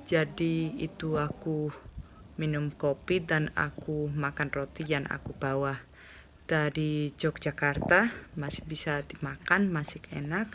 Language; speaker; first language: Indonesian; non-native, fluent; Spanish